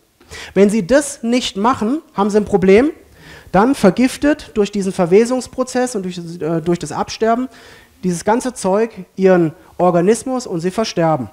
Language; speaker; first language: German; native; German